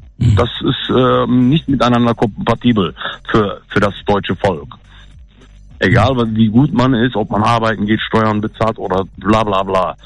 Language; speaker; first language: German; native; German